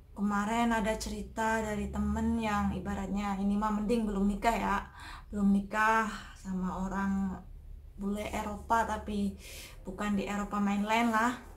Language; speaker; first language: Indonesian; native; Indonesian